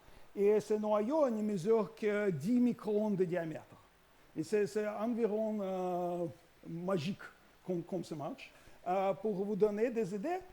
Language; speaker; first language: French; non-native, learner; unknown